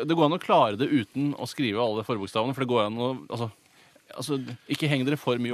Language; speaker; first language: Norwegian; native; Norwegian